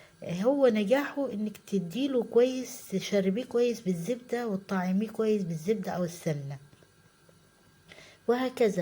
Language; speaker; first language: Arabic; native; Arabic